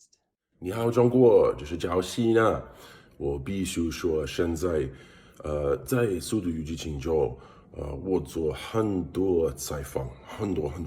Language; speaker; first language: Chinese; non-native, learner; English